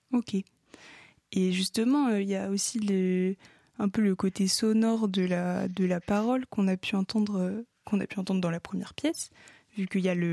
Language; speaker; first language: French; native; French